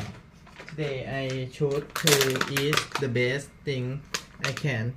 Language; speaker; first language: English; non-native, learner; Thai